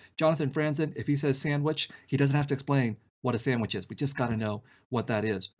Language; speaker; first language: English; early bilingual, other home language; Vietnamese